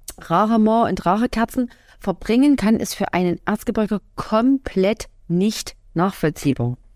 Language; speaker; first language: German; native; German